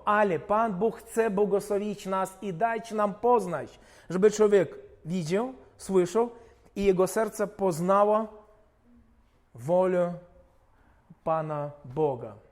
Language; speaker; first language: Polish; non-native, fluent; Ukrainian